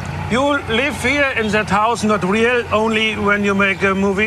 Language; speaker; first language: English; non-native, learner; German